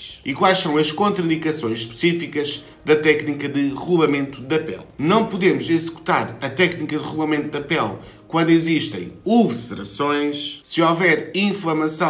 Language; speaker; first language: Portuguese; native; Portuguese